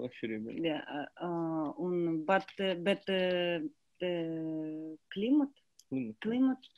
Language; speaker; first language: Latvian; non-native, learner; Kazakh